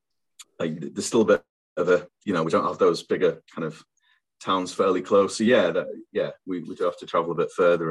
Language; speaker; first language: English; native; English